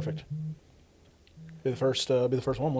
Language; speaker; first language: English; native; English